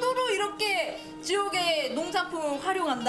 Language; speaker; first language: Korean; native; Korean